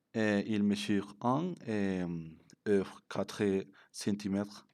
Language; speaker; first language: French; non-native, learner; Spanish